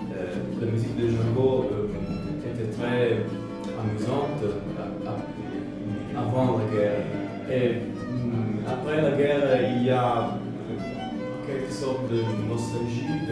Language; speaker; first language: French; non-native, fluent; Italian